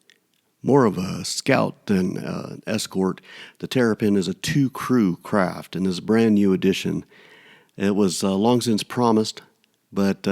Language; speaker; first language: English; native; English